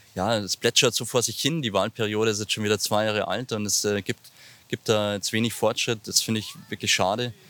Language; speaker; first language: German; native; German